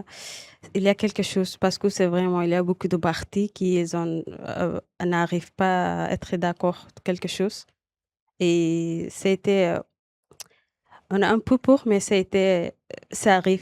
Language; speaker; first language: French; non-native, learner; Arabic